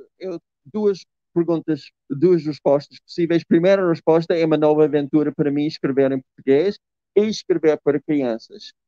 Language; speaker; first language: Portuguese; non-native, fluent; English